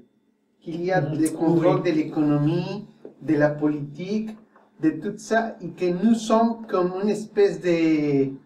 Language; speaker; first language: French; non-native, fluent; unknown